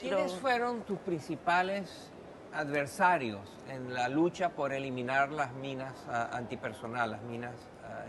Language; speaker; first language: Spanish; native; Spanish